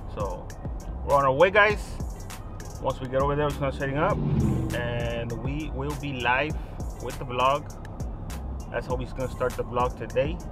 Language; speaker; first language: English; early bilingual, other home language; Spanish